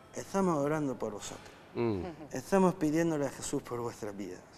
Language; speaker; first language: Spanish; native; Spanish